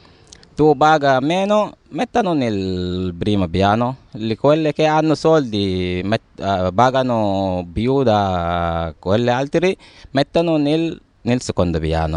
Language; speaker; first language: Italian; non-native, learner; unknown